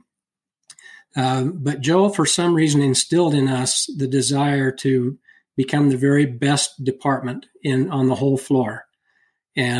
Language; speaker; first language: English; native; English